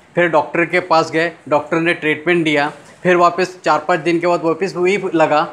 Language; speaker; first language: Hindi; non-native, local second language; Urdu